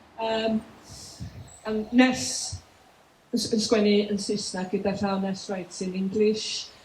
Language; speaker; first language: Welsh; native; Welsh